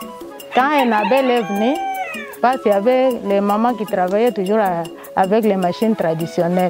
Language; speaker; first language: French; non-native, local second language; Luba-Lulua